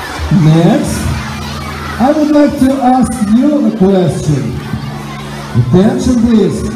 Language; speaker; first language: English; non-native, fluent; Russian